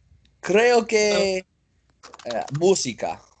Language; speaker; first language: Spanish; non-native, learner; English